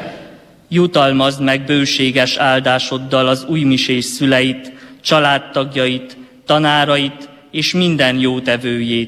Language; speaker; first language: Hungarian; native; Hungarian